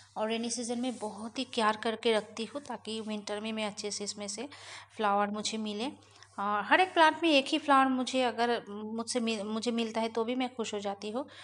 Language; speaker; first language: Hindi; non-native, local second language; Bangla